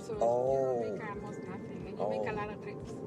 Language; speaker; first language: English; non-native, learner; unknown